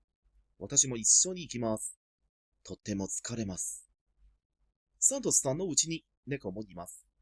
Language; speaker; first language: Japanese; non-native, fluent; Cantonese